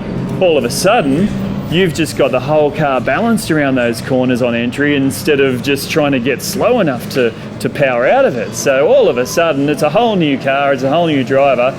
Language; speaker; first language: English; native; English